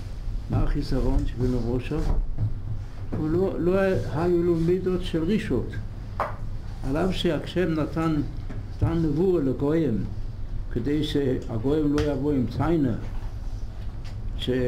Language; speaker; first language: Hebrew; non-native, fluent; English